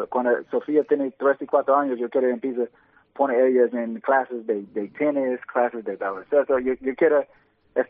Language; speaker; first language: Spanish; early bilingual, heritage; English